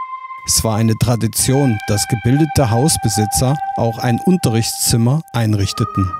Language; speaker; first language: German; native; German